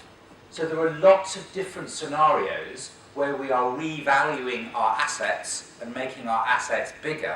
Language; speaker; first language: English; native; English